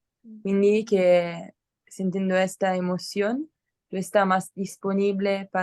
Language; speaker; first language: Spanish; non-native, learner; Italian